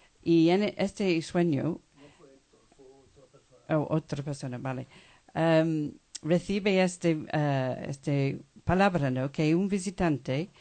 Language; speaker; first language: Spanish; non-native, fluent; English